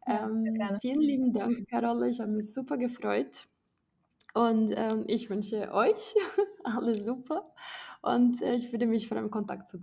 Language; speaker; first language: German; non-native, fluent; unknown